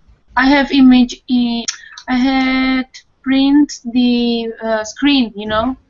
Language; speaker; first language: English; non-native, learner; Spanish